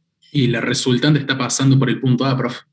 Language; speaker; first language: Spanish; native; Spanish